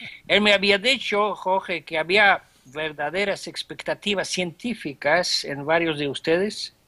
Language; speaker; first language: Spanish; non-native, fluent; French